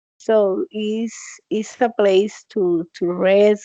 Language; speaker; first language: English; non-native, learner; Spanish